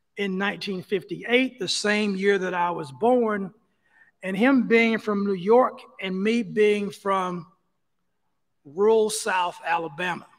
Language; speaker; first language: English; native; English